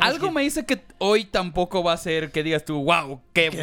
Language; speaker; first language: Spanish; native; Spanish